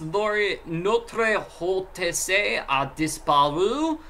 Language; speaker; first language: French; non-native, learner; English